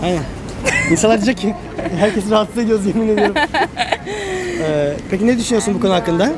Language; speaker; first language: Turkish; native; Turkish